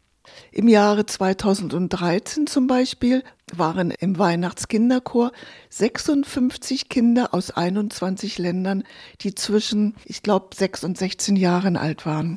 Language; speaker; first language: German; native; German